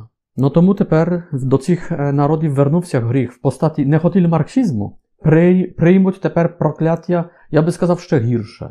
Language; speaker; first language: Ukrainian; non-native, fluent; Polish